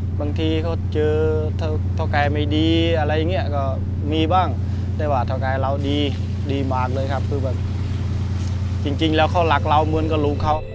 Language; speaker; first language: Thai; non-native, fluent; Khmer